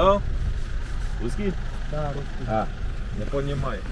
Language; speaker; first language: Russian; non-native, learner; French